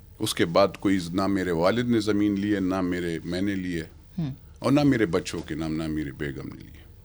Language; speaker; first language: Urdu; non-native, local second language; Pashto